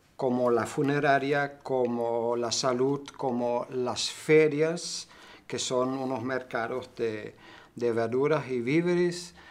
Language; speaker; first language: Spanish; non-native, fluent; German